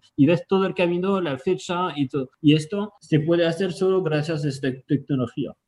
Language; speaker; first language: Spanish; non-native, fluent; French